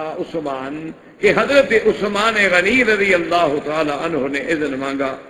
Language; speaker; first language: Urdu; non-native, local second language; Punjabi